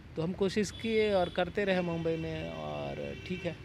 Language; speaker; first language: Hindi; native; Hindi